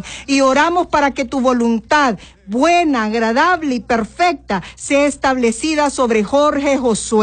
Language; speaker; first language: Spanish; native; Spanish